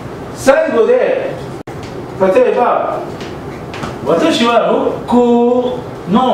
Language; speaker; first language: Japanese; non-native, learner; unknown